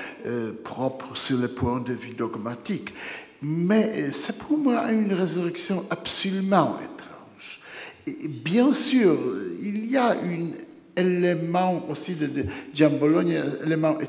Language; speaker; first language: French; non-native, fluent; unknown